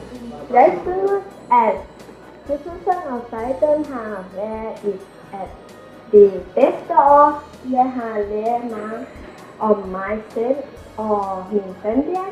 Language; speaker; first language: Danish; non-native, learner; Thai